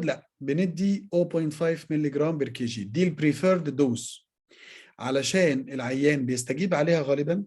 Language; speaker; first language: Arabic; native; Arabic